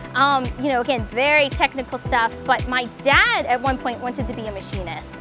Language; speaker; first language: English; native; English